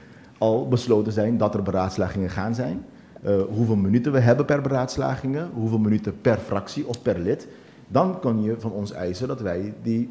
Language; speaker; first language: Dutch; non-native, local second language; Papiamento